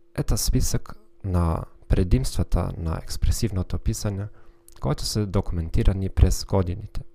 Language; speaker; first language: Bulgarian; non-native, learner; German